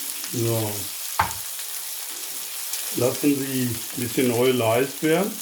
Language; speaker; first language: German; non-native, learner; Urdu